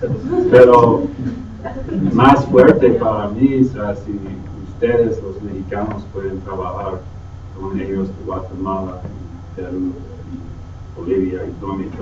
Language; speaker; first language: Spanish; non-native, learner; English